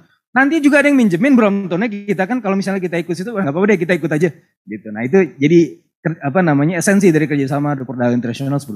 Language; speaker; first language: Indonesian; native; Indonesian